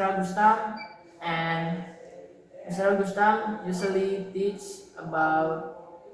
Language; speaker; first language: English; non-native, learner; Indonesian